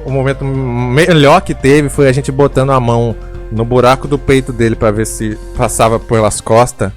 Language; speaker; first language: Portuguese; native; Portuguese